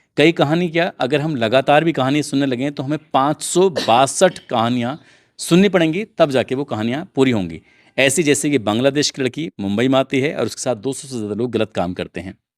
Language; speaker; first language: Hindi; native; Hindi